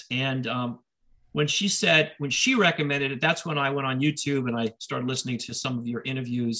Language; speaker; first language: English; native; English